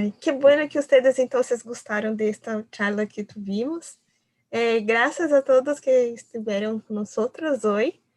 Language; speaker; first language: Spanish; non-native, learner; Portuguese